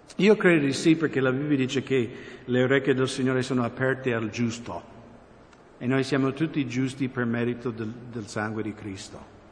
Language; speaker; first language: Italian; non-native, fluent; English